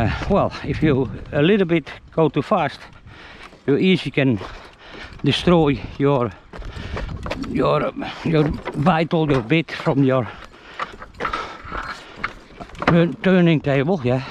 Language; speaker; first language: English; non-native, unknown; Dutch